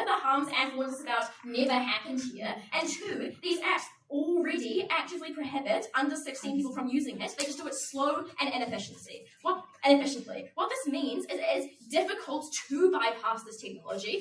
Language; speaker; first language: English; native; English